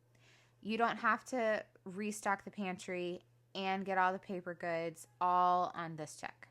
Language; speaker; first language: English; native; English